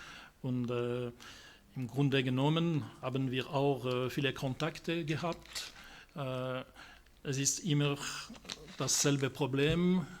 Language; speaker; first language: German; non-native, local second language; French